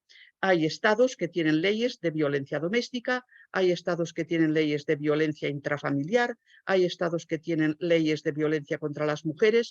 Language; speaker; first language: Spanish; native; Spanish